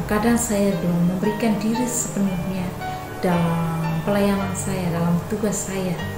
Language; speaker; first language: Indonesian; non-native, local second language; Tetum